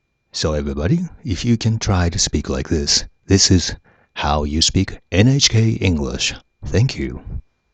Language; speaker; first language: English; non-native, fluent; Japanese